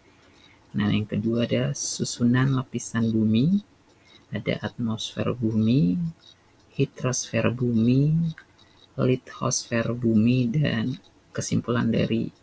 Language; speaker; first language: Indonesian; native; Indonesian